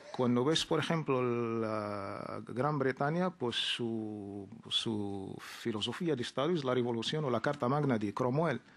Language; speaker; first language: Spanish; non-native, fluent; Arabic